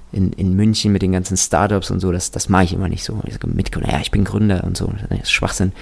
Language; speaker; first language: German; early bilingual, other home language; Russian